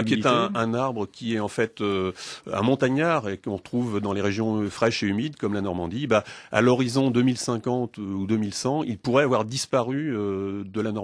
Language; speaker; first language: French; native; French